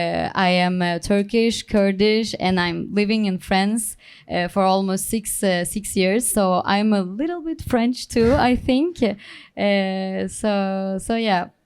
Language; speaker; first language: English; non-native, learner; Turkish